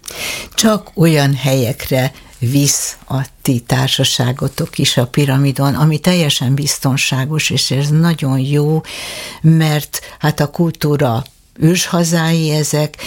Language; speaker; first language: Hungarian; native; Hungarian